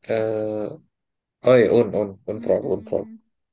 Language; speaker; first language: German; non-native, learner; Indonesian